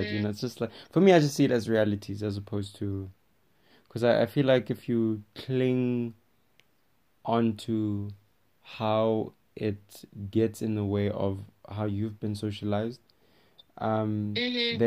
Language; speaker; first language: English; non-native, local second language; Tswana